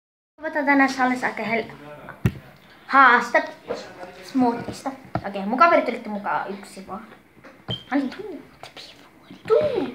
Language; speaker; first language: Finnish; early bilingual, other home language; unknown